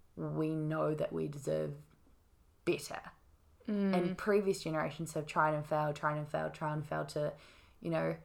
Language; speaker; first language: English; native; English